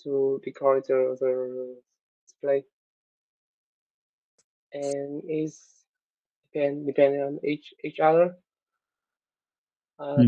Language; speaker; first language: English; non-native, learner; Vietnamese